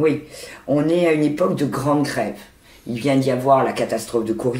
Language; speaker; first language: French; native; French